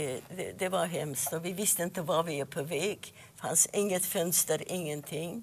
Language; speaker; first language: Swedish; non-native, fluent; Yiddish